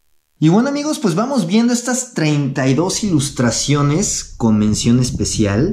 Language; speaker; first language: Spanish; native; Spanish